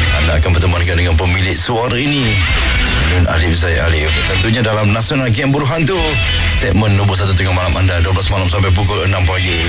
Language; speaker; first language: Malay; native; Malay